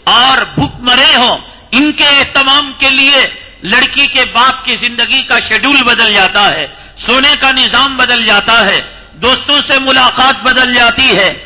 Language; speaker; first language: Urdu; native; Urdu